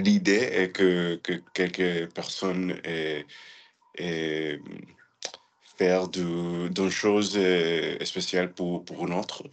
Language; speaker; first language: French; non-native, learner; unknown